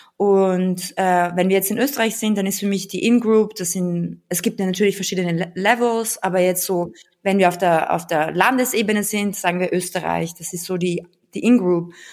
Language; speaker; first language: German; early bilingual, other home language; Bulgarian